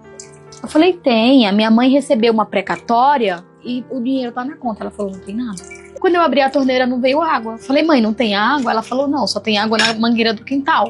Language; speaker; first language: Portuguese; native; Portuguese